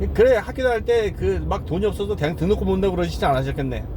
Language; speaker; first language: Korean; native; Korean